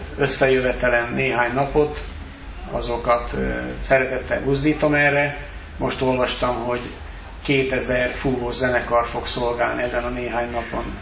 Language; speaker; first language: Hungarian; native; Hungarian